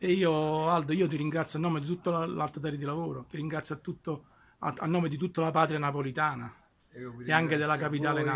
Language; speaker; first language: Italian; native; Italian